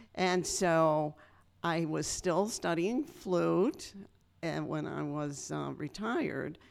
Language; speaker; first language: English; native; English